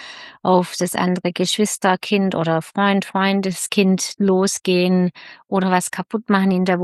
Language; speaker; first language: German; native; German